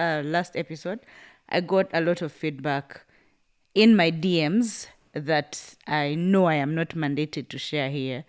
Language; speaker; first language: English; non-native, local second language; Ganda